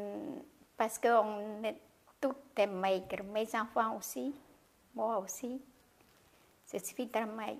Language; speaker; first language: French; non-native, learner; Khmer